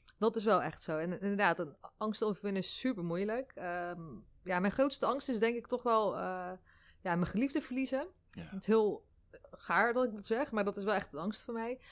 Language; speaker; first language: Dutch; early bilingual, other home language; Armenian